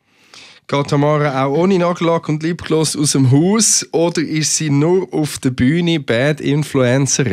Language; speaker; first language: German; native; German